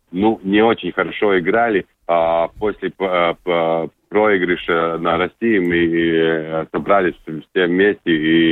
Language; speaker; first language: Russian; non-native, local second language; Latvian